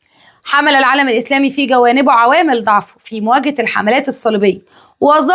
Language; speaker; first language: Arabic; native; Arabic